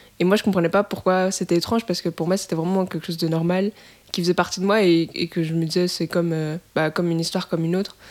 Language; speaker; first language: French; native; French